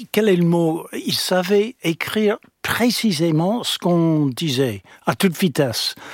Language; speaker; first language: French; non-native, fluent; English